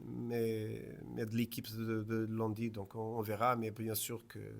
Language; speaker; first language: French; non-native, fluent; Portuguese